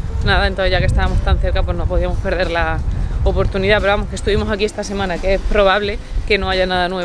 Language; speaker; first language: Spanish; native; Spanish